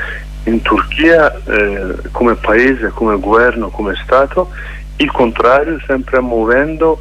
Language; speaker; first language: Italian; non-native, learner; Kurdish